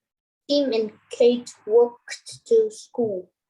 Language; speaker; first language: English; non-native, learner; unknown